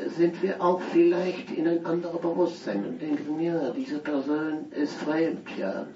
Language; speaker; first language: German; non-native, fluent; Dutch